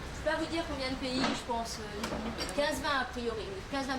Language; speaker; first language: French; native; French